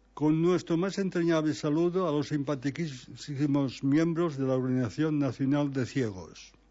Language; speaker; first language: Spanish; non-native, local second language; Catalan